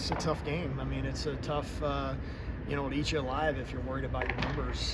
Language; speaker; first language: English; native; English